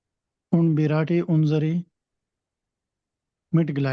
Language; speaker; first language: German; non-native, learner; Urdu